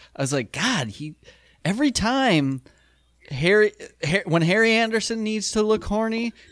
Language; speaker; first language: English; native; English